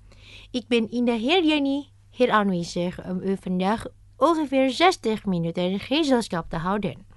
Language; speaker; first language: Dutch; non-native, learner; Indonesian